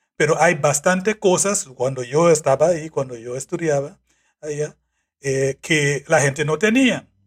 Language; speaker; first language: Spanish; non-native, fluent; English